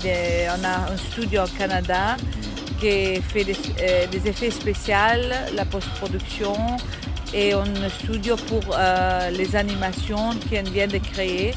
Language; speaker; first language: French; non-native, fluent; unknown